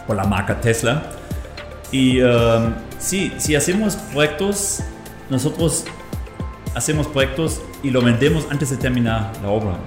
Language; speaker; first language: Spanish; non-native, fluent; German